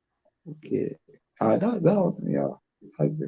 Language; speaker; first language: English; non-native, fluent; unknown